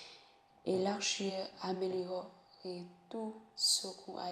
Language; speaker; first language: French; non-native, learner; Vietnamese